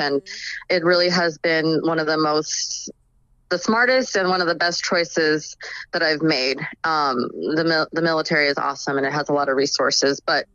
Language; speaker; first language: English; native; English